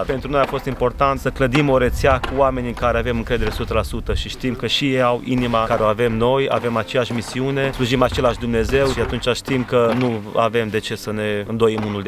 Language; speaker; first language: Romanian; native; Romanian